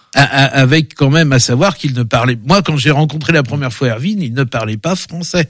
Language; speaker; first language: French; native; French